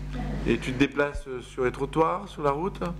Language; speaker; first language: French; native; French